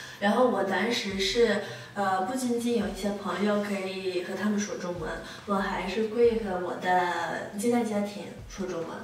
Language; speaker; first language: Chinese; non-native, fluent; Italian